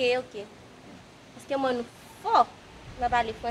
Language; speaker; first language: French; non-native, learner; Haitian Creole